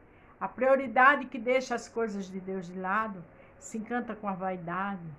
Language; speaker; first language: Portuguese; native; Portuguese